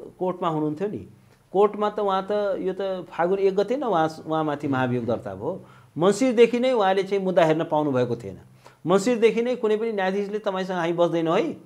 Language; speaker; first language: Nepali; native; Nepali